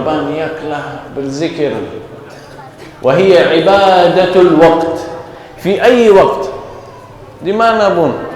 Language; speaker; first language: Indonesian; non-native, learner; Arabic